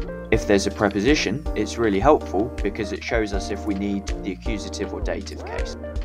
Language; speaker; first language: English; native; English